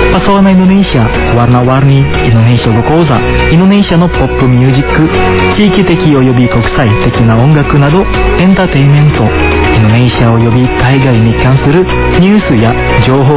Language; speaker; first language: Japanese; non-native, fluent; Indonesian